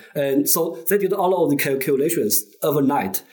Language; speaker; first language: English; non-native, fluent; Chinese